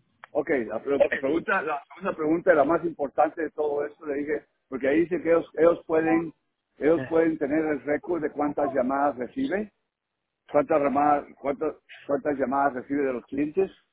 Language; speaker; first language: Spanish; early bilingual, heritage; Spanish